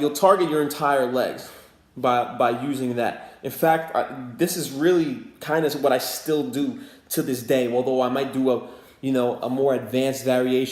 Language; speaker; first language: English; native; English